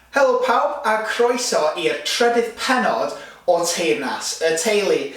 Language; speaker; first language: Welsh; non-native, local second language; English